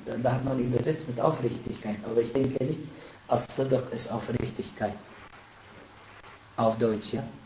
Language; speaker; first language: German; non-native, fluent; Arabic